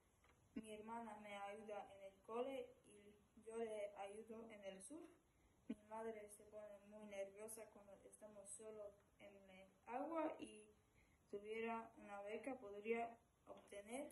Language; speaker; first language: Spanish; early bilingual, other home language; Polish